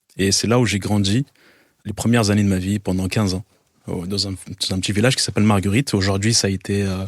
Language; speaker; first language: French; non-native, local second language; Arabic